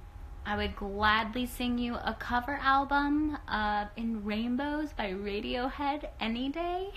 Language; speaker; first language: English; native; English